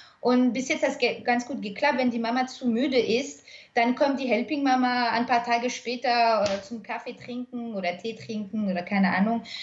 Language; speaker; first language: German; non-native, fluent; French